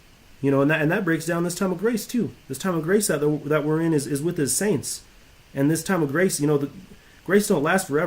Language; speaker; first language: English; native; English